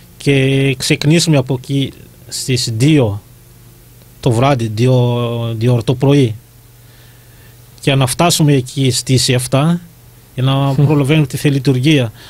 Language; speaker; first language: Greek; non-native, learner; Malagasy